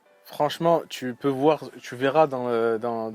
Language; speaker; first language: French; native; French